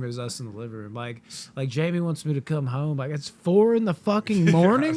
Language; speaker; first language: English; native; English